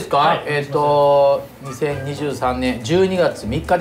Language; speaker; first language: Japanese; native; Japanese